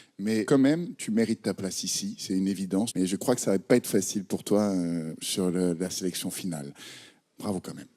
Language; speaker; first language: French; native; French